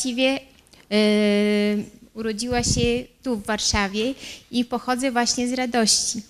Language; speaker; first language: Polish; early bilingual, heritage; Arabic